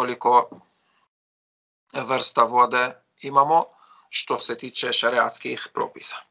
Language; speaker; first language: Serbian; non-native, fluent; Arabic